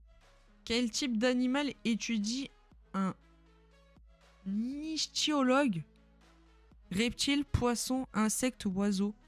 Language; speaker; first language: French; native; French